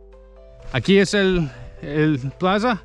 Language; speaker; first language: Spanish; non-native, learner; English